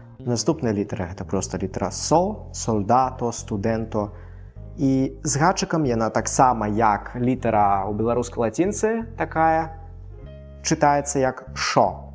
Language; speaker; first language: Belarusian; non-native, local second language; Russian